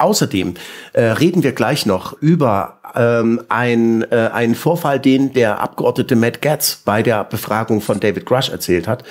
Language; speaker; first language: German; native; German